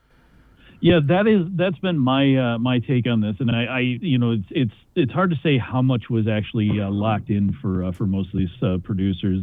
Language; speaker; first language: English; native; English